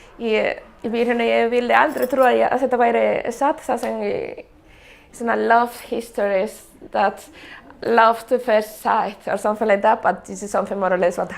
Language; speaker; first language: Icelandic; non-native, fluent; Spanish